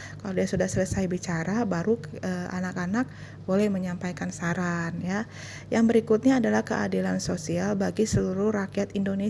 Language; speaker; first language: Indonesian; native; Indonesian